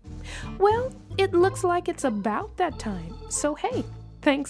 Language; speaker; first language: English; native; English